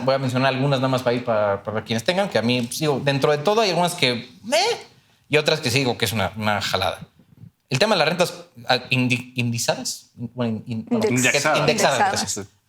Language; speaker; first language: Spanish; native; Spanish